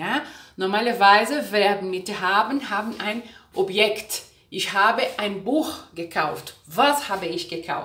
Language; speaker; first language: German; non-native, fluent; Portuguese